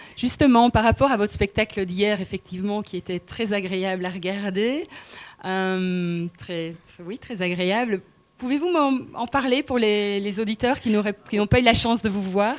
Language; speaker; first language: French; native; French